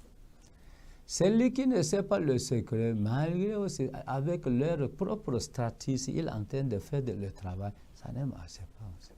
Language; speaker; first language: French; non-native, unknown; Korean